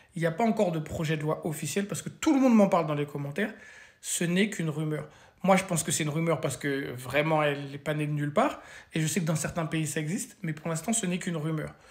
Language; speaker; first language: French; native; French